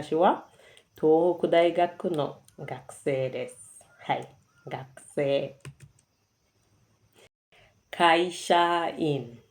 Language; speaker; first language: Japanese; non-native, learner; English